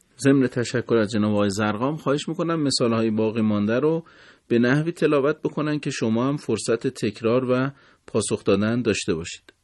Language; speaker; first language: Persian; native; Persian